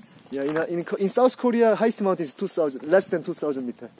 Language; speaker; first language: English; non-native, fluent; Korean